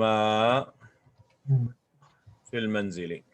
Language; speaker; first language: Arabic; non-native, fluent; English